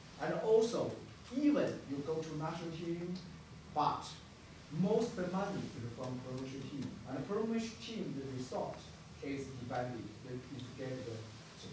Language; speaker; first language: English; non-native, learner; Chinese